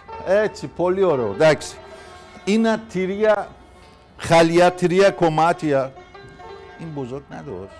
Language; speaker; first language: Greek; non-native, fluent; Persian